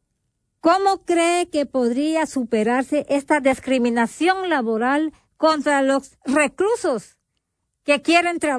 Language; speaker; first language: Spanish; native; Spanish